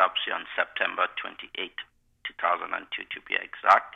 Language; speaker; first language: English; non-native, local second language; Igbo